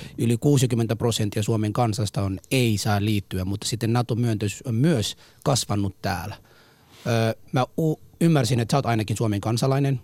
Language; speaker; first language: Finnish; non-native, fluent; Somali